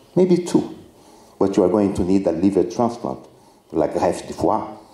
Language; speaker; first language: English; non-native, fluent; Portuguese